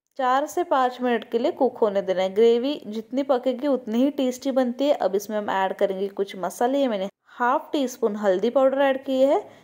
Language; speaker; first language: Hindi; non-native, local second language; Marathi